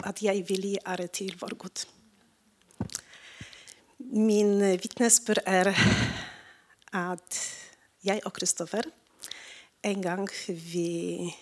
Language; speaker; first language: Norwegian; non-native, learner; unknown